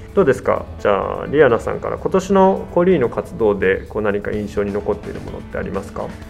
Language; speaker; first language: Japanese; native; Japanese